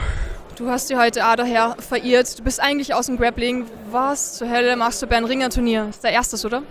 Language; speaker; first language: German; native; German